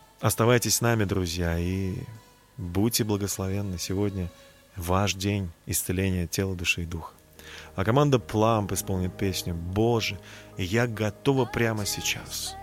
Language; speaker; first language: Russian; native; Russian